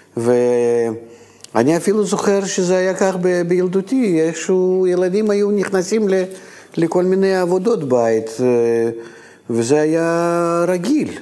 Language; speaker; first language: Hebrew; native; Hebrew